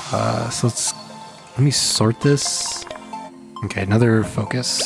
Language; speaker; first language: English; native; English